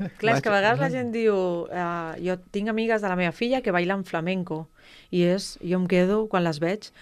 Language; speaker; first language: Catalan; non-native, local second language; Spanish